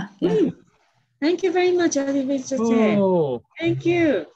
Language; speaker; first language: English; non-native, learner; Mongolian